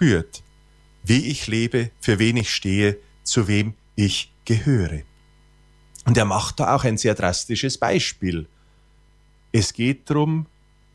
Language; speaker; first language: German; native; German